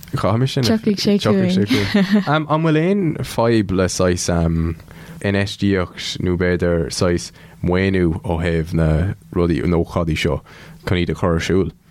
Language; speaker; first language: Irish; non-native, local second language; English